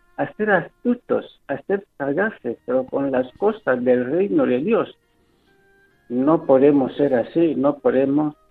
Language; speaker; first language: Spanish; non-native, local second language; Fang